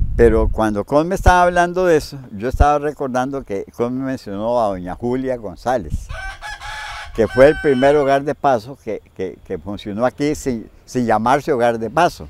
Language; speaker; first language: Spanish; native; Spanish